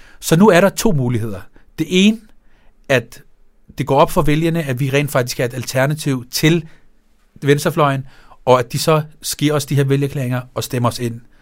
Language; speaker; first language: Danish; early bilingual, other home language; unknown